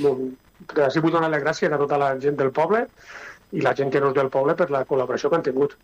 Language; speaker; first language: Catalan; native; Catalan